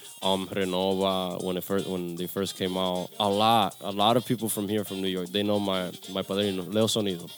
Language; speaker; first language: English; early bilingual, other home language; Spanish